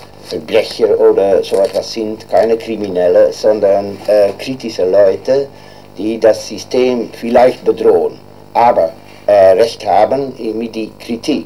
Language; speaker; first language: German; non-native, learner; Dutch